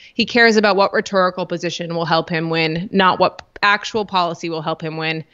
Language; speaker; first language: English; native; English